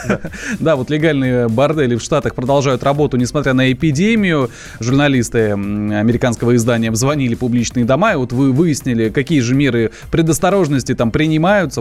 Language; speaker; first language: Russian; native; Russian